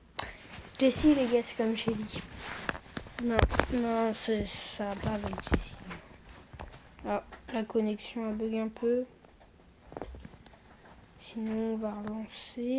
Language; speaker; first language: French; native; French